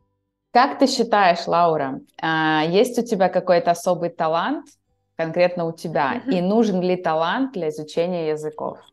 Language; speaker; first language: Russian; native; Russian